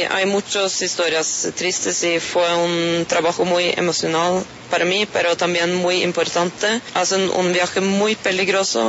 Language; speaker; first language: Spanish; non-native, learner; Norwegian